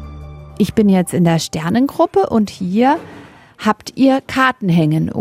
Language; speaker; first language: German; native; German